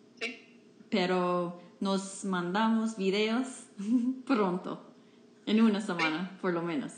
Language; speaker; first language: Spanish; non-native, fluent; English